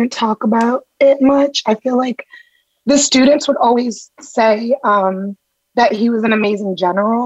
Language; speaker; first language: English; native; English